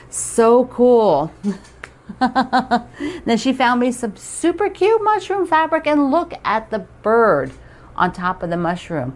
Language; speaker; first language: English; native; English